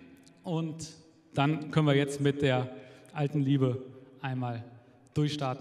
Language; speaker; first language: German; native; German